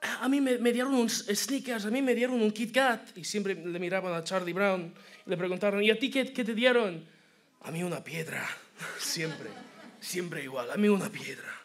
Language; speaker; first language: Spanish; non-native, fluent; English